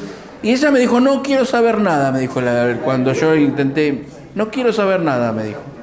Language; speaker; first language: Spanish; native; Spanish